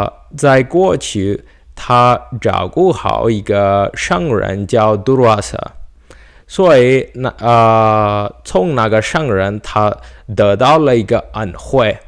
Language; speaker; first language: Chinese; non-native, learner; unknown